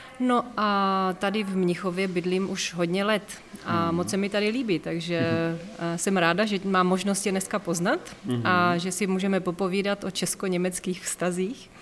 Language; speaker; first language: Czech; native; Czech